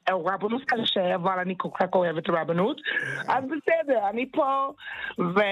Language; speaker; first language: Hebrew; non-native, learner; English